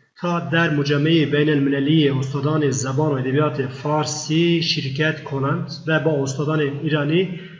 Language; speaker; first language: Persian; non-native, fluent; Turkish